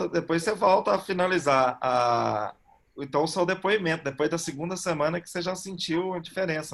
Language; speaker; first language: Portuguese; native; Portuguese